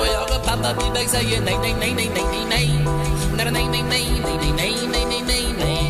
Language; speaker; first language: Swedish; native; Swedish